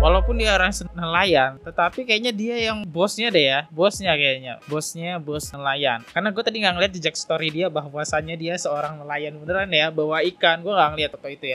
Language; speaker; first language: Indonesian; native; Indonesian